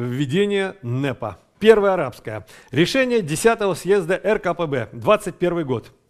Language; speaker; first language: Russian; native; Russian